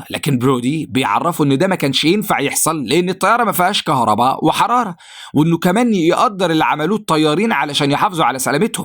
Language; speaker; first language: Arabic; native; Arabic